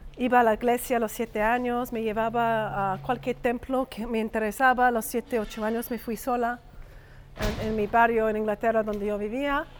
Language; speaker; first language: Spanish; non-native, fluent; English